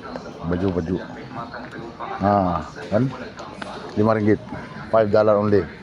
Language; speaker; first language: Indonesian; non-native, learner; Filipino